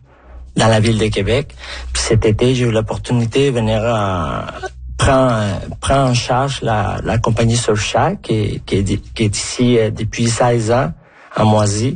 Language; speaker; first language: French; non-native, fluent; Spanish